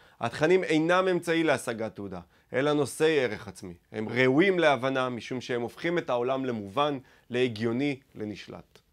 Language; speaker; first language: Hebrew; native; Hebrew